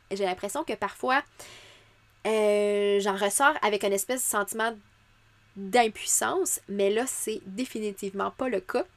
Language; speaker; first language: French; native; French